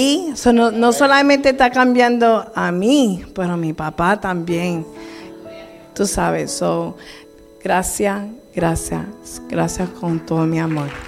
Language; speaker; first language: Spanish; early bilingual, heritage; Spanish